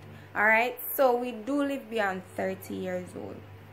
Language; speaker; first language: English; native; English